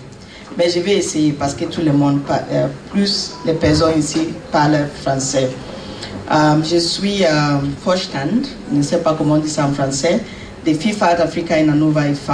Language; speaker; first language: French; non-native, learner; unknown